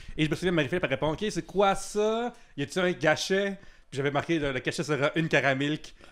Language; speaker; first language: French; native; French